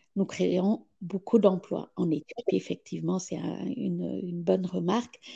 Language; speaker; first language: French; non-native, fluent; Amharic